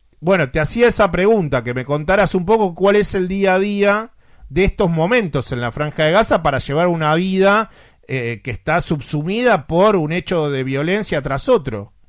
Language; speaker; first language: Spanish; native; Spanish